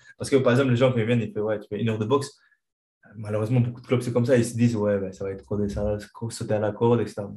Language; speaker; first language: French; non-native, fluent; Chechen